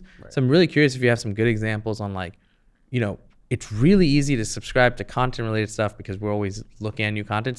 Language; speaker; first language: English; native; English